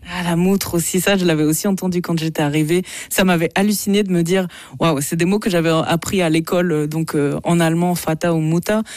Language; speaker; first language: French; native; French